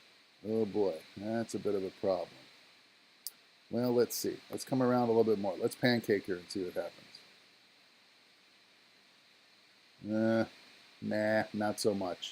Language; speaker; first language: English; native; English